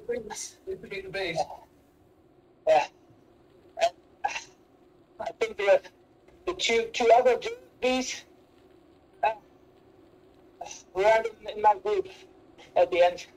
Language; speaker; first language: English; non-native, learner; German